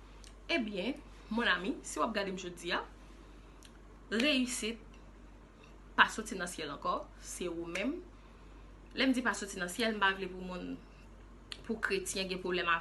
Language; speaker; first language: French; non-native, local second language; Haitian Creole